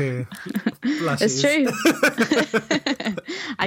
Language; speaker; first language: English; native; English